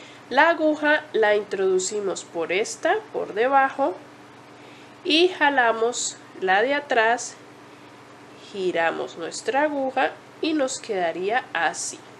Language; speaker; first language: Spanish; native; Spanish